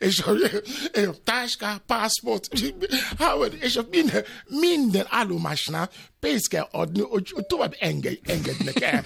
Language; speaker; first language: Hungarian; non-native, fluent; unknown